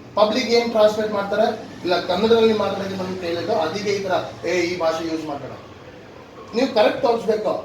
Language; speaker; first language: Kannada; non-native, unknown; Hindi